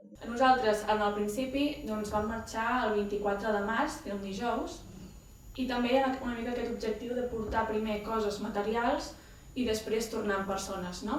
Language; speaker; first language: Catalan; native; Catalan